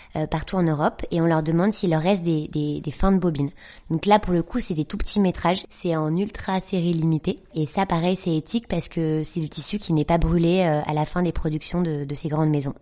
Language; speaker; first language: French; native; French